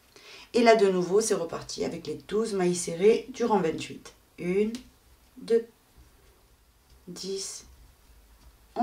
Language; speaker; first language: French; native; French